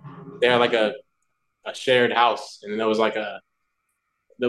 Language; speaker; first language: English; native; English